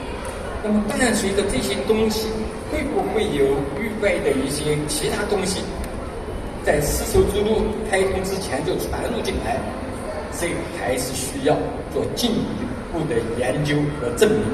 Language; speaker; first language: Chinese; native; Chinese